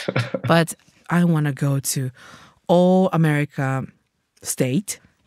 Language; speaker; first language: English; non-native, learner; Japanese